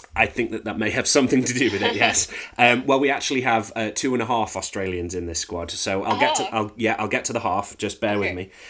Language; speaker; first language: English; native; English